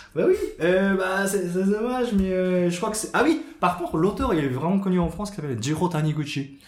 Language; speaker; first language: French; non-native, fluent; Japanese